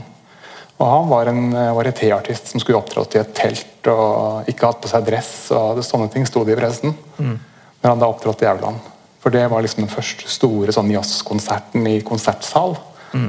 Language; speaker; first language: Norwegian; native; Norwegian